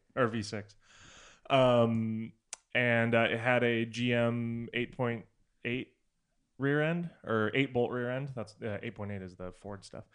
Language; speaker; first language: English; native; English